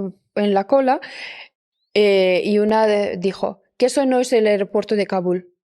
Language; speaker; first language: Spanish; non-native, fluent; Persian